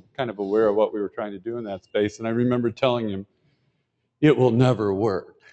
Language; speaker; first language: English; native; English